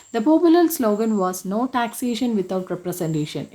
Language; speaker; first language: English; non-native, local second language; Malayalam